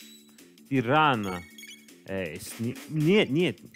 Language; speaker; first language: Russian; non-native, learner; English